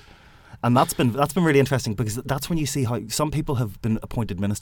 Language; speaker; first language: English; native; English